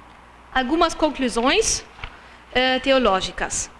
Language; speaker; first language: Portuguese; non-native, fluent; German